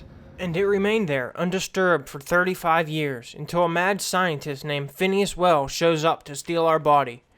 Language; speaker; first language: English; native; English